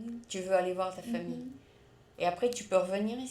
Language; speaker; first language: French; native; French